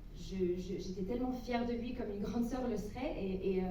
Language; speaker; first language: French; non-native, fluent; English